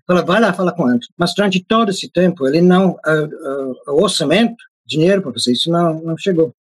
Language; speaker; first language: Portuguese; non-native, fluent; English